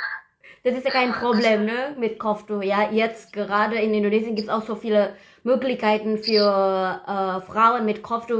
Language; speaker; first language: German; non-native, learner; Indonesian